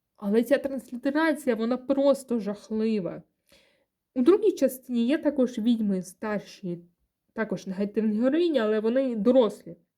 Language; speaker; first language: Ukrainian; non-native, local second language; Russian